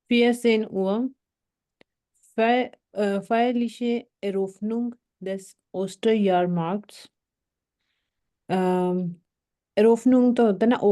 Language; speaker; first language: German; non-native, learner; Urdu